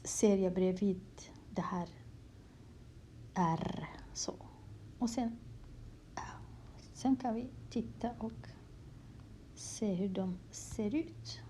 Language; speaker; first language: Swedish; non-native, fluent; Kurdish